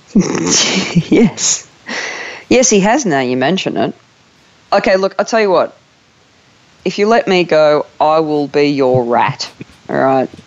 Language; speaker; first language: English; native; English